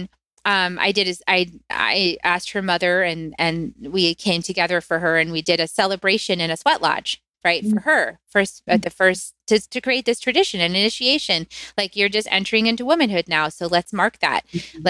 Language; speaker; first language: English; native; English